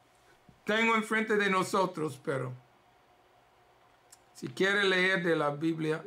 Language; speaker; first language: Spanish; early bilingual, heritage; English